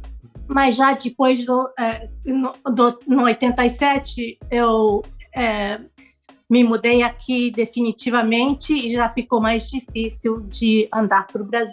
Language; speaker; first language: Portuguese; non-native, local second language; Spanish